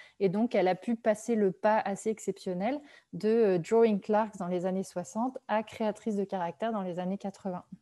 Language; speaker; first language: French; native; French